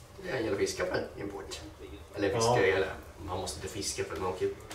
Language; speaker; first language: Swedish; native; Swedish